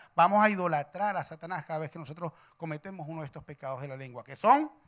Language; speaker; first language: Spanish; native; Spanish